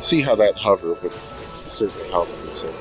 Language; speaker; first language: English; native; English